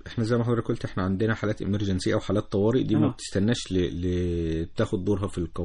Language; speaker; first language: Arabic; native; Arabic